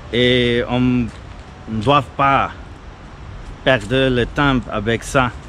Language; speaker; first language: French; non-native, fluent; Spanish